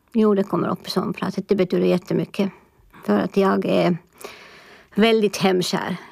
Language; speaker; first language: Swedish; non-native, local second language; Finnish